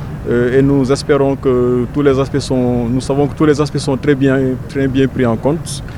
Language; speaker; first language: French; non-native, local second language; Wolof